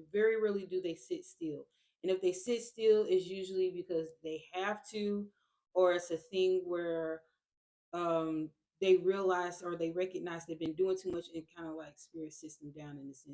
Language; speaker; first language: English; native; English